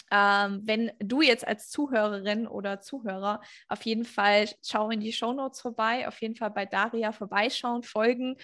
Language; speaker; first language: German; native; German